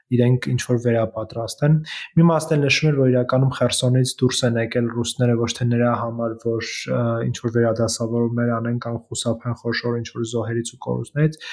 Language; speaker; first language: Armenian; native; Armenian